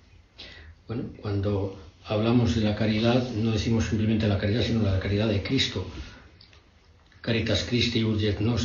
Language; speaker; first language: Spanish; native; Spanish